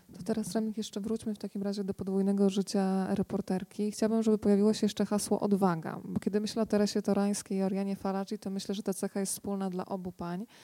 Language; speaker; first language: Polish; native; Polish